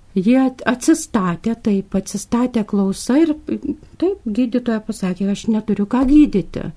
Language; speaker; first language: Lithuanian; native; Lithuanian